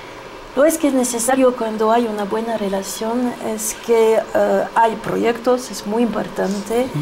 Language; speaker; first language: Spanish; non-native, fluent; French